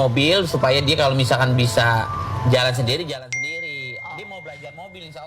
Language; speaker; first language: Indonesian; native; Indonesian